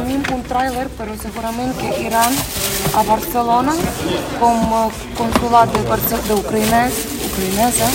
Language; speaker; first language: Catalan; non-native, learner; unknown